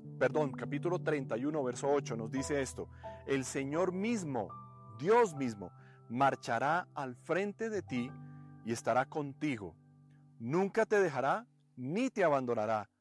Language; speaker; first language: Spanish; native; Spanish